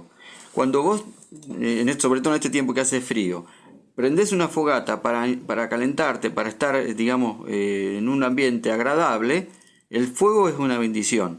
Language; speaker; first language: Spanish; native; Spanish